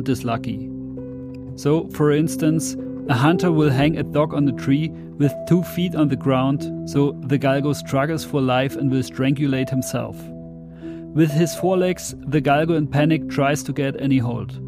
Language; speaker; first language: English; non-native, fluent; German